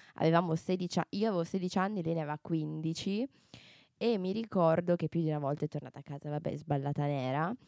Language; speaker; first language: Italian; native; Italian